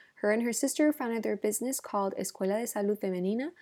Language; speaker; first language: English; native; English